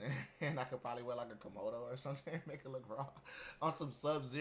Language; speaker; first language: English; native; English